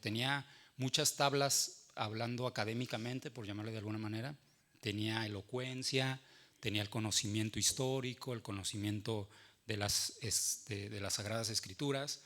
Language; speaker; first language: Spanish; native; Spanish